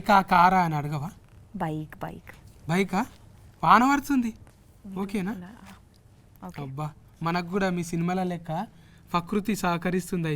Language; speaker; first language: Telugu; native; Telugu